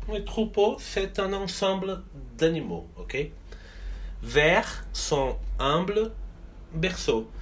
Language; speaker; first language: French; non-native, fluent; Portuguese